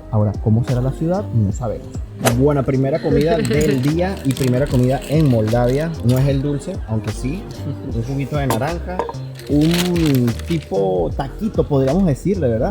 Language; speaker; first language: Spanish; native; Spanish